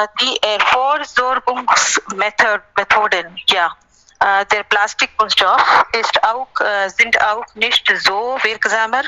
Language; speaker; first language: German; non-native, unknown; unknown